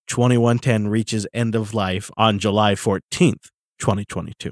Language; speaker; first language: English; native; English